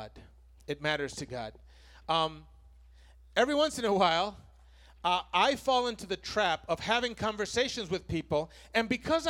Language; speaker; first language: English; non-native, fluent; Spanish